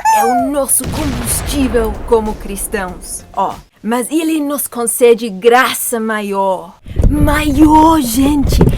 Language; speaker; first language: Portuguese; non-native, fluent; English